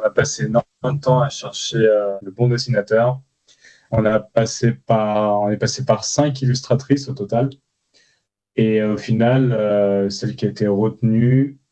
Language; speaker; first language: French; native; French